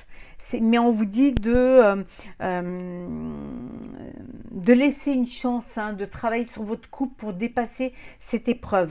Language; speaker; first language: French; native; French